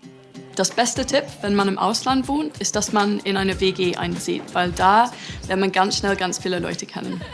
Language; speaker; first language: German; non-native, fluent; English